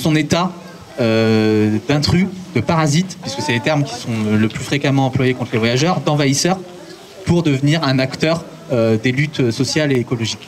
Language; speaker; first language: French; native; French